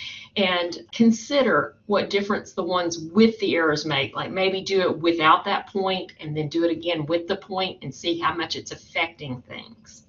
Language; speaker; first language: English; native; English